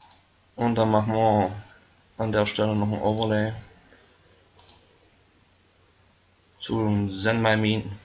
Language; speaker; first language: German; native; German